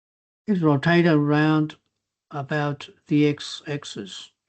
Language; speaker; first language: English; non-native, fluent; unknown